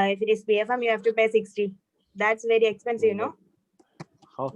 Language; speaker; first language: English; non-native, learner; Malayalam